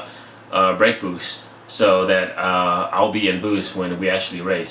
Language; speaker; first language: English; native; English